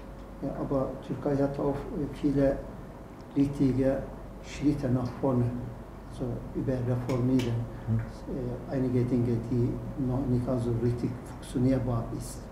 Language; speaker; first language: German; non-native, learner; Turkish